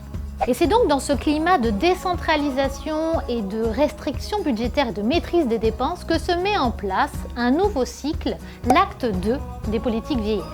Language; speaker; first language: French; native; French